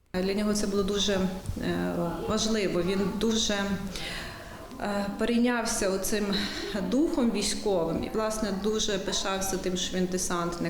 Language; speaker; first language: Ukrainian; native; Ukrainian